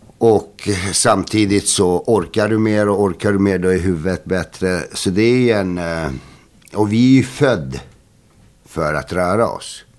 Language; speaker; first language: Swedish; early bilingual, other home language; Bosnian